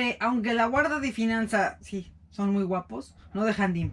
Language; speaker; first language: Spanish; native; Spanish